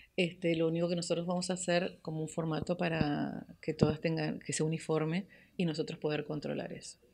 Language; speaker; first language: Spanish; native; Spanish